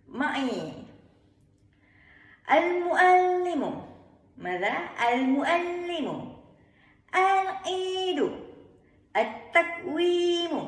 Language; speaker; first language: Arabic; non-native, learner; Malay